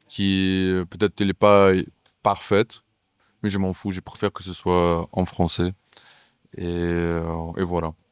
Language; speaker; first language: French; non-native, fluent; Russian